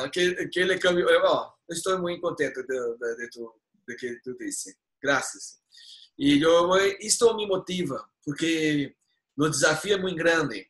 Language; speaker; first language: Spanish; non-native, learner; Portuguese